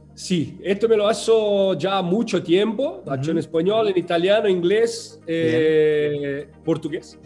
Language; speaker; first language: Spanish; non-native, learner; Portuguese